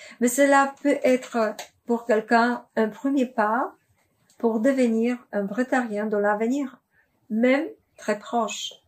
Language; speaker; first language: French; non-native, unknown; Polish